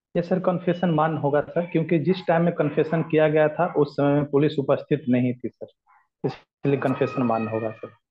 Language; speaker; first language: Hindi; native; Hindi